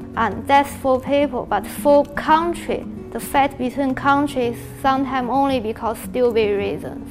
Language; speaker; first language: English; non-native, learner; Chinese